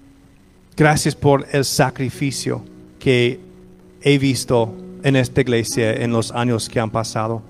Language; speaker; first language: Spanish; non-native, fluent; English